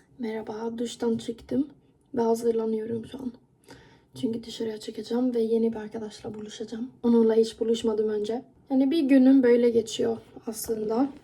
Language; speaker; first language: Turkish; non-native, fluent; Persian